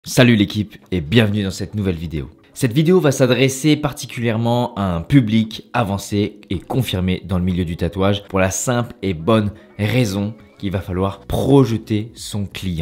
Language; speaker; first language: French; native; French